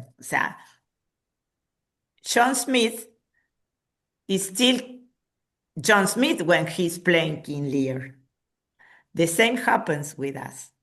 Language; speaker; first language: English; non-native, fluent; Spanish